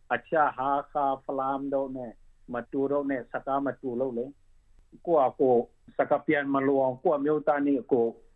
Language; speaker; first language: Burmese; non-native, local second language; Hakha Chin